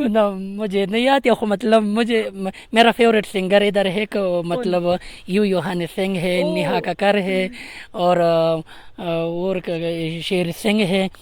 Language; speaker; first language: Hindi; non-native, learner; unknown